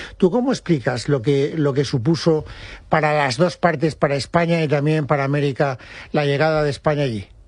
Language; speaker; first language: Spanish; native; Spanish